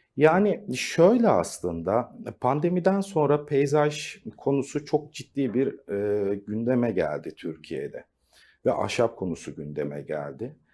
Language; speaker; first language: Turkish; native; Turkish